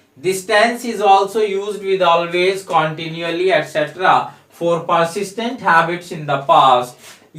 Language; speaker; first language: Hindi; native; Hindi